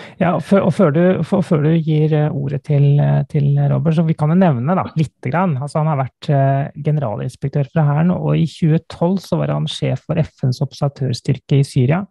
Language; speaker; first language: Norwegian; native; Norwegian